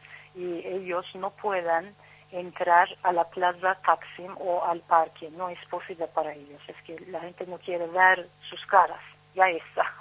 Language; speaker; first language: Spanish; non-native, learner; Turkish